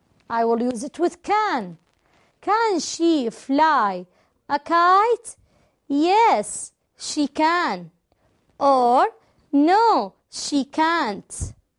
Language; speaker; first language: English; non-native, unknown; Arabic